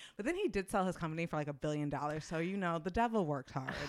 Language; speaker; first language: English; native; English